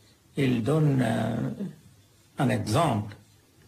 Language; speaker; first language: French; non-native, fluent; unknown